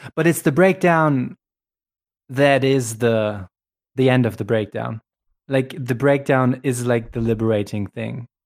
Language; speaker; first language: English; non-native, fluent; German